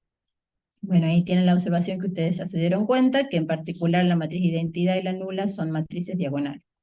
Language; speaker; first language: Spanish; native; Spanish